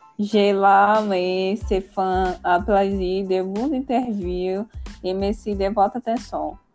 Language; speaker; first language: French; non-native, learner; Portuguese